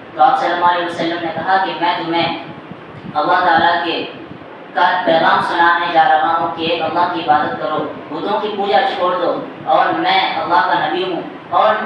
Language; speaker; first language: Urdu; native; Urdu